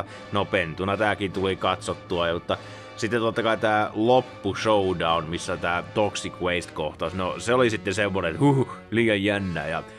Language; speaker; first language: Finnish; native; Finnish